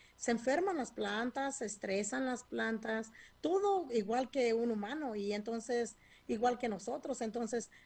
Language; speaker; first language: Spanish; native; Spanish